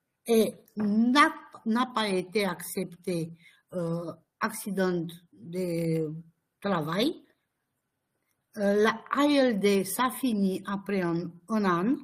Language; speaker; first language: French; non-native, fluent; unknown